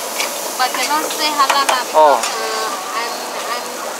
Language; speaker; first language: English; non-native, local second language; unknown